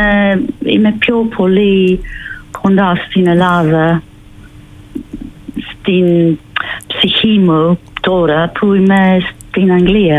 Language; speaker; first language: Greek; non-native, fluent; English